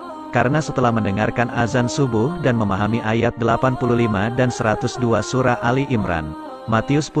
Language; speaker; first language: Indonesian; native; Indonesian